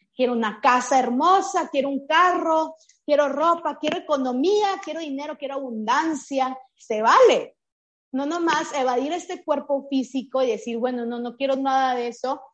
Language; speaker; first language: Spanish; native; Spanish